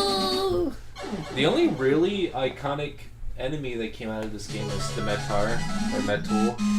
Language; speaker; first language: English; native; English